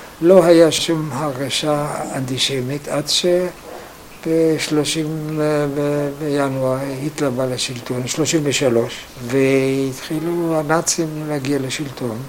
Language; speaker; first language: Hebrew; non-native, fluent; German